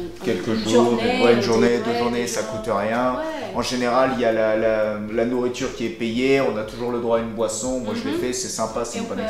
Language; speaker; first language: French; native; French